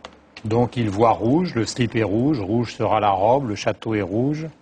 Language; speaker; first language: French; native; French